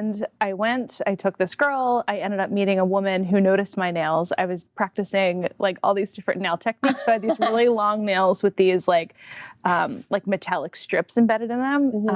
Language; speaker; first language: English; native; English